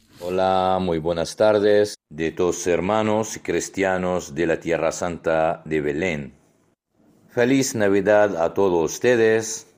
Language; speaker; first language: Spanish; non-native, fluent; Arabic